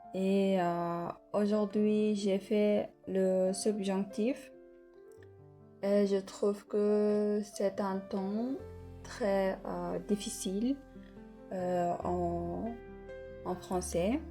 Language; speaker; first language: French; non-native, learner; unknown